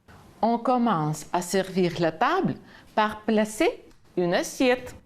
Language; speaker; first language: French; non-native, fluent; Ukrainian